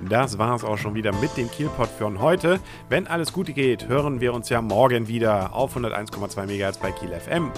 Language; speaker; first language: German; native; German